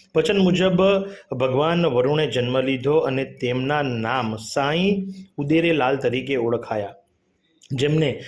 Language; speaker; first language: Gujarati; native; Gujarati